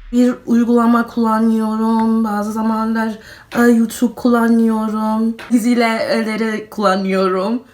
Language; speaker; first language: Turkish; non-native, learner; German